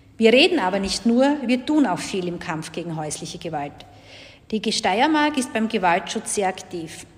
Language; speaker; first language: German; native; German